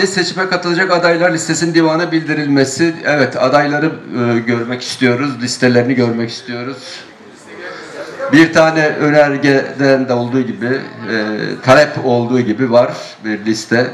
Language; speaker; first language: Turkish; native; Turkish